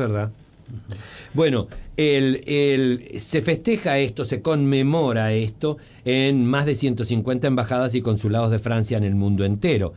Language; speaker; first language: Spanish; native; Spanish